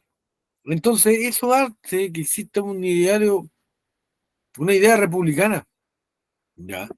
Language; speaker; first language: Spanish; native; Spanish